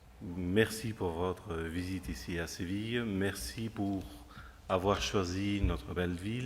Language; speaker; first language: French; non-native, fluent; Spanish